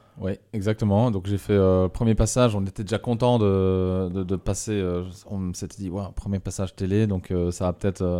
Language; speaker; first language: French; native; French